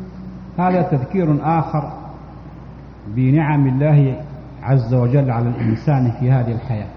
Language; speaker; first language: Arabic; native; Arabic